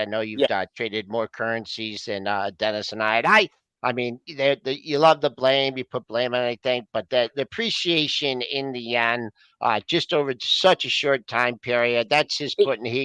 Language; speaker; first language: English; native; English